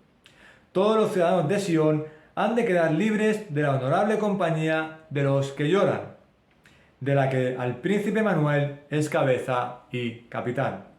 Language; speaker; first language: Spanish; native; Spanish